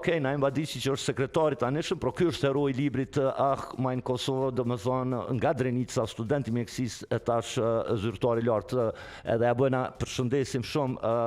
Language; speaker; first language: Albanian; native; Albanian